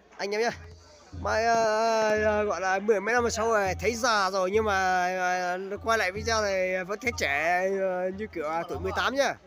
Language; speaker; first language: Vietnamese; non-native, local second language; Hmong